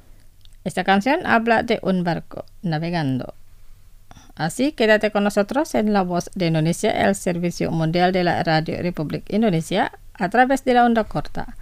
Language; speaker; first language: Spanish; non-native, fluent; Indonesian